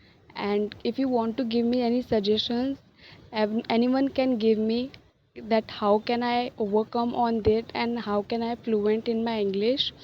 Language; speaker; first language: English; non-native, learner; Hindi